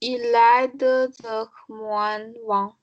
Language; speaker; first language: French; non-native, learner; Chinese